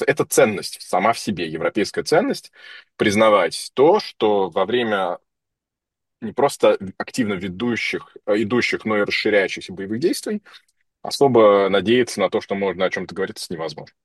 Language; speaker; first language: Russian; native; Russian